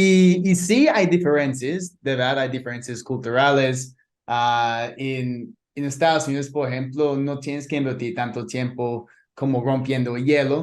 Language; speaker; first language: Spanish; non-native, fluent; English